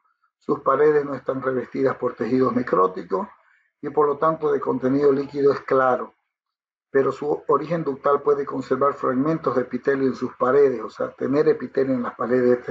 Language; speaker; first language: Spanish; native; Spanish